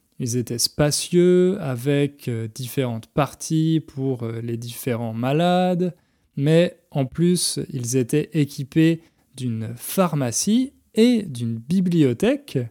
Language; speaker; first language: French; native; French